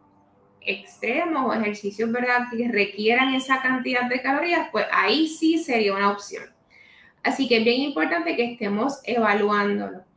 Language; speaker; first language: Spanish; native; Spanish